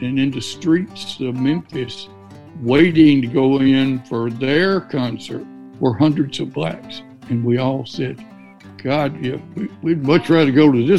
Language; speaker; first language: English; native; English